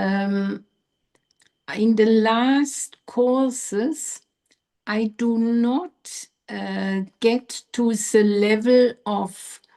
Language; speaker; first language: English; non-native, learner; German